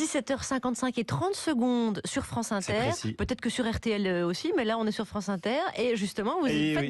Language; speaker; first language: French; native; French